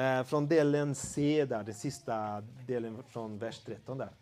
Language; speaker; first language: Swedish; non-native, fluent; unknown